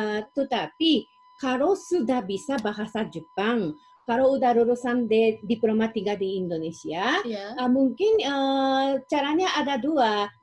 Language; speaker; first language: Indonesian; non-native, fluent; Japanese